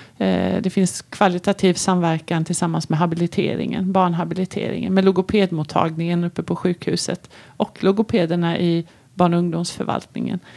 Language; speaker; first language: Swedish; native; Swedish